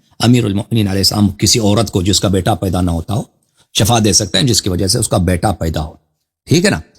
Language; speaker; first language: Urdu; non-native, fluent; Persian